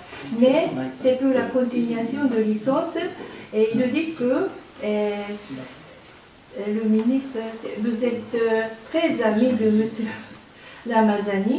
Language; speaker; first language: French; non-native, learner; Japanese